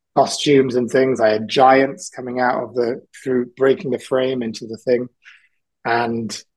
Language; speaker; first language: English; native; English